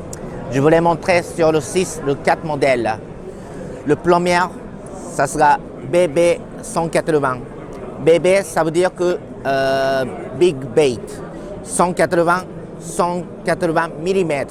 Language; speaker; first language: French; non-native, learner; Japanese